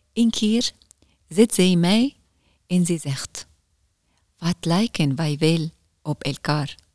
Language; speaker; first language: Dutch; non-native, learner; Arabic